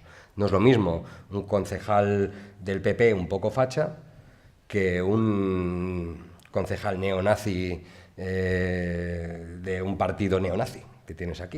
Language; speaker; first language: Spanish; non-native, local second language; Catalan